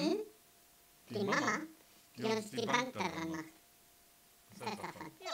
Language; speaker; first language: German; native; German